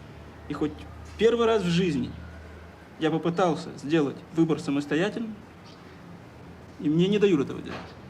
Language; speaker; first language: Russian; native; Russian